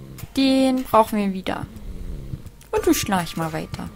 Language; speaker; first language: German; native; German